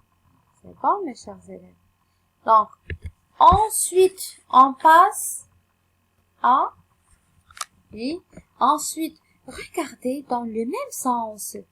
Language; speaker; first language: French; non-native, local second language; Arabic